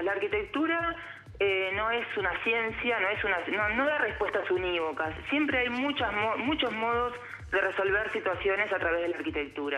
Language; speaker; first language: Spanish; native; Spanish